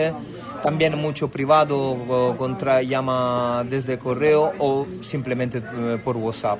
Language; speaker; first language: Spanish; non-native, fluent; Italian